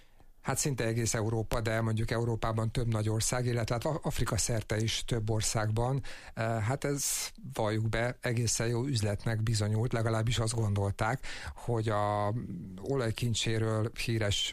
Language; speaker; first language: Hungarian; native; Hungarian